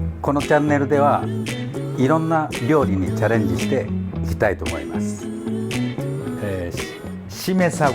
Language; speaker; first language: Japanese; native; Japanese